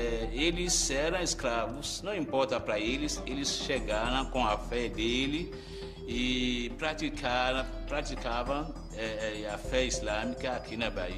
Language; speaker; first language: Portuguese; non-native, fluent; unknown